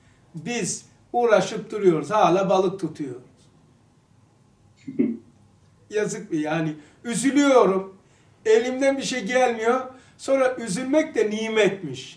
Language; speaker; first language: Turkish; native; Turkish